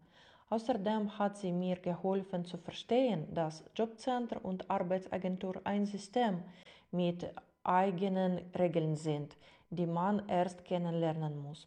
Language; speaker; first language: German; non-native, fluent; Ukrainian